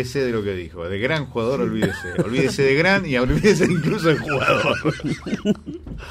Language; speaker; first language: Spanish; native; Spanish